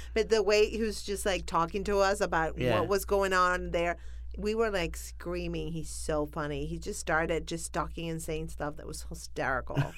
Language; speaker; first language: English; non-native, fluent; Spanish